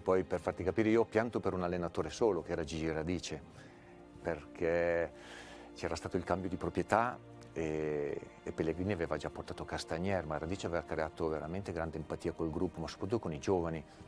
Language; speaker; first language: Italian; native; Italian